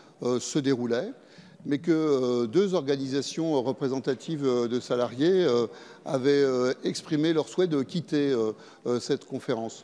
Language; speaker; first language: French; native; French